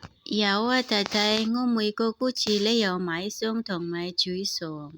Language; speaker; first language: Cantonese; non-native, learner; Indonesian